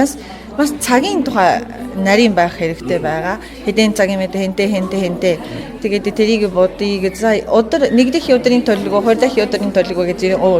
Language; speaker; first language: Mongolian; non-native, fluent; Japanese